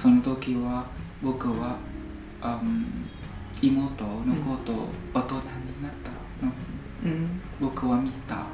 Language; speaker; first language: Japanese; non-native, learner; Vietnamese